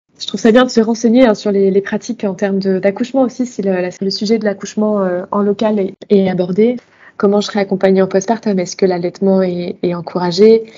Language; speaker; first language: French; native; French